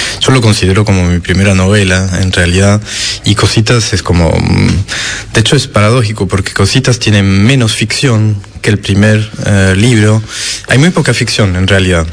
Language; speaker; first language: Spanish; non-native, fluent; French